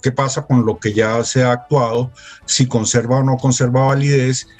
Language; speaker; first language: Spanish; native; Spanish